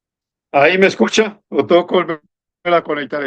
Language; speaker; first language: Spanish; native; Spanish